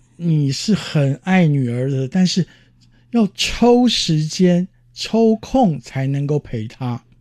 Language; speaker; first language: Chinese; native; Chinese